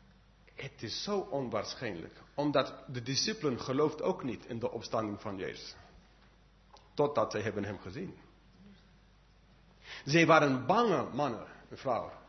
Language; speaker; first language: Dutch; non-native, fluent; English